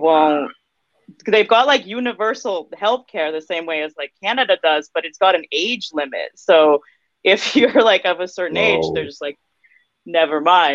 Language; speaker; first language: English; early bilingual, other home language; Russian